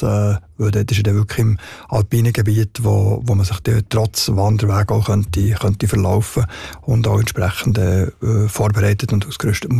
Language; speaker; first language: German; native; German